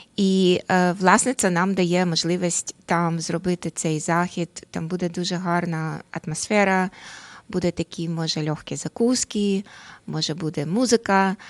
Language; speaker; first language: Ukrainian; non-native, local second language; Russian